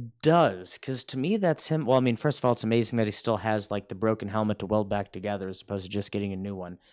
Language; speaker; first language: English; native; English